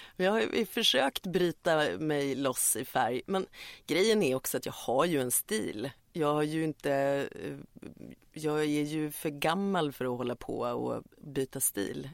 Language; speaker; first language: Swedish; native; Swedish